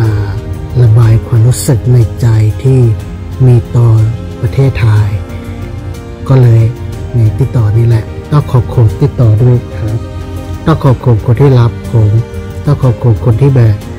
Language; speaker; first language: Thai; non-native, fluent; Burmese